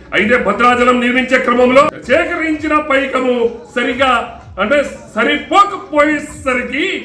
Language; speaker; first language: Telugu; non-native, local second language; Lambadi